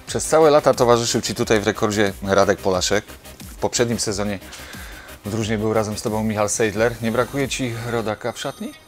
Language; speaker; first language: Polish; native; Polish